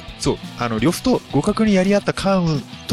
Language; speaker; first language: Japanese; native; Japanese